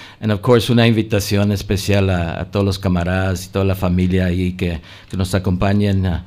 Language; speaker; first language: Spanish; early bilingual, heritage; Spanish